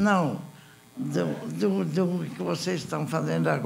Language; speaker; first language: Portuguese; non-native, fluent; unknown